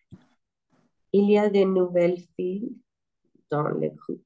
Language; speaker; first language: French; non-native, learner; Spanish